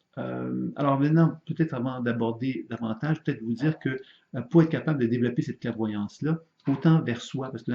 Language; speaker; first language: French; native; French